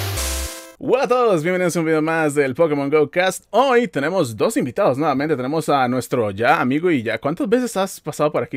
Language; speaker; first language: Spanish; native; Spanish